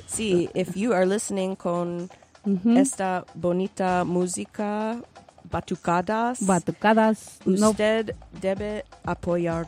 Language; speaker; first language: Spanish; non-native, learner; English